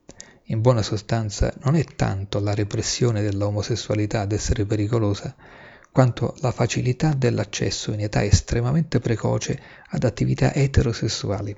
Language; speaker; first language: Italian; native; Italian